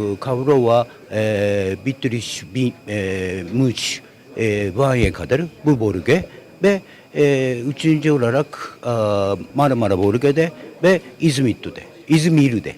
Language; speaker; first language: Turkish; non-native, learner; Japanese